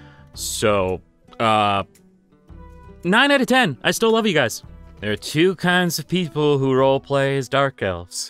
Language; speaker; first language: English; native; English